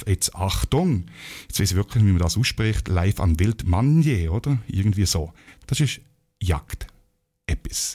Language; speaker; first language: German; native; German